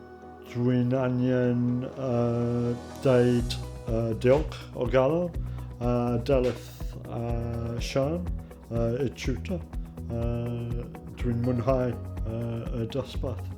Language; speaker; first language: Welsh; non-native, learner; English